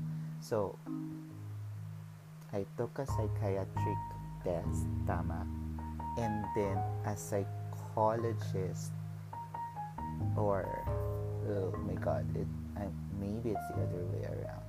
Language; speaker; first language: English; non-native, local second language; Filipino